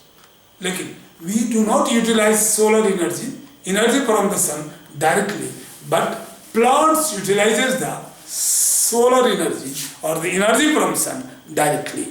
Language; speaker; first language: English; non-native, local second language; Hindi